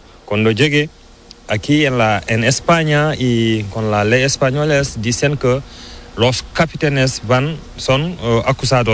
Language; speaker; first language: Spanish; non-native, learner; Fula